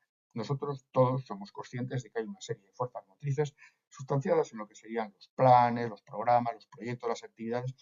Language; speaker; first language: Spanish; native; Spanish